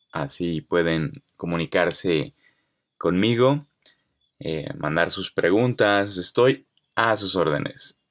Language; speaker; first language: Spanish; native; Spanish